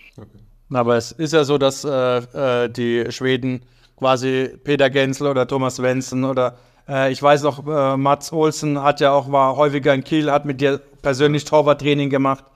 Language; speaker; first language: German; native; German